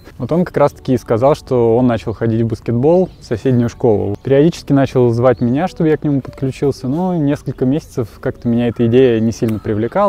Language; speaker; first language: Russian; native; Russian